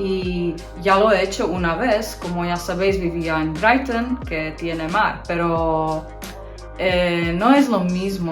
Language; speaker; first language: Spanish; non-native, fluent; Czech